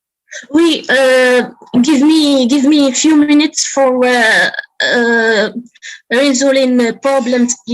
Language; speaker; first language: English; non-native, learner; Arabic